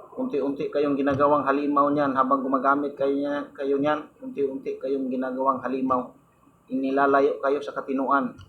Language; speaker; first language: Filipino; non-native, local second language; Cebuano